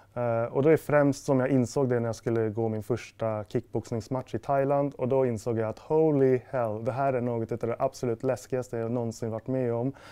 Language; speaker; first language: Swedish; native; Swedish